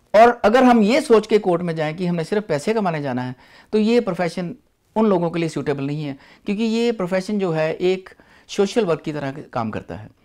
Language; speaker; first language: Hindi; non-native, local second language; Punjabi